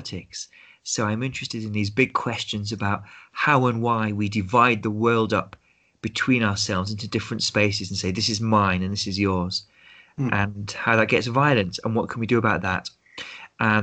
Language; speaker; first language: English; native; English